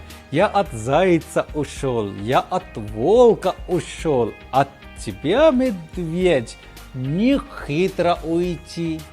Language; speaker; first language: Russian; non-native, fluent; Hindi